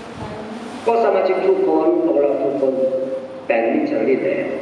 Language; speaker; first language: Thai; non-native, fluent; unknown